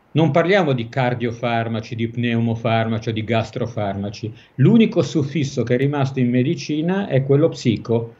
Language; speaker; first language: Italian; native; Italian